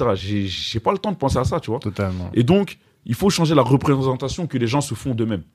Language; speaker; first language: French; native; French